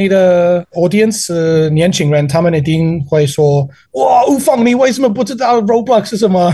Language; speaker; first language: Chinese; non-native, learner; English